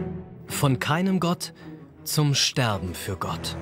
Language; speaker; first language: German; native; German